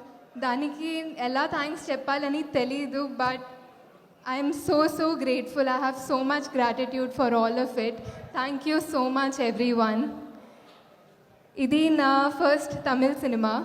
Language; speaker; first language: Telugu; non-native, fluent; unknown